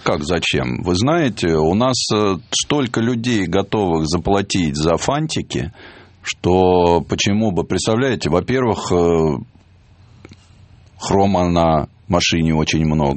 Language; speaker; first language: Russian; native; Russian